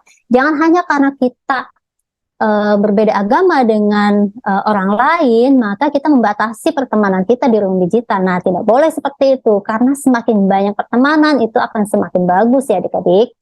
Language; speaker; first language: Indonesian; native; Indonesian